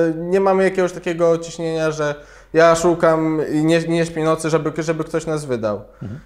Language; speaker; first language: Polish; native; Polish